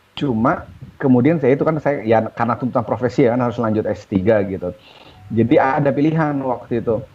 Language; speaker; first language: Indonesian; native; Indonesian